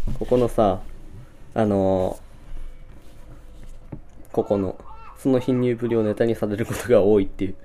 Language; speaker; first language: Japanese; native; Japanese